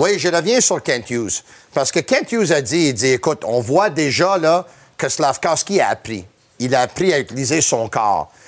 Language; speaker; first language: French; native; French